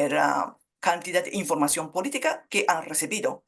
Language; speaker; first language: Spanish; non-native, fluent; Japanese